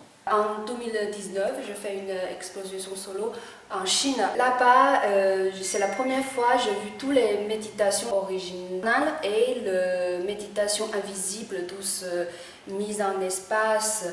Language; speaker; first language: French; non-native, fluent; Chinese